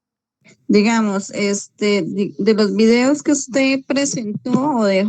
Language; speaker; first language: Spanish; native; Spanish